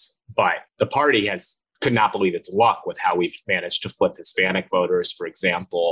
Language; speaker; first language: English; native; English